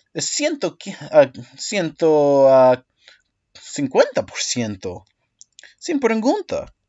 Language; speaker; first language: Spanish; non-native, learner; English